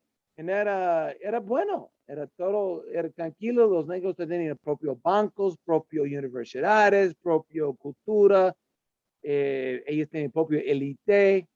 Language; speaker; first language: Spanish; non-native, learner; English